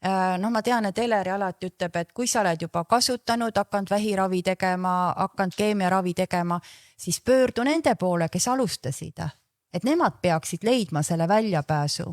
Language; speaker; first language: Estonian; native; Estonian